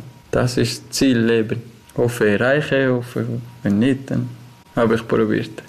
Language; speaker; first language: German; non-native, learner; Persian